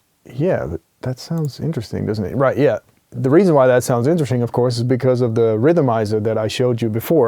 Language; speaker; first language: English; non-native, fluent; Dutch